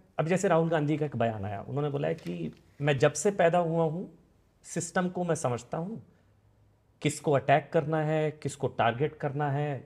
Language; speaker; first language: Hindi; native; Hindi